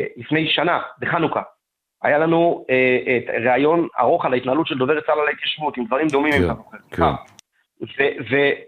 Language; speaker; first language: Hebrew; native; Hebrew